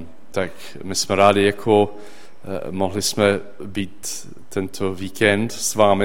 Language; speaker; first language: Czech; non-native, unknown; English